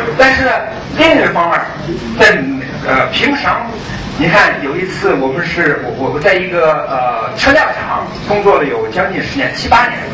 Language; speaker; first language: Chinese; early bilingual, other home language; English